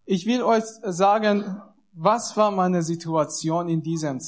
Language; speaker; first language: German; non-native, learner; Persian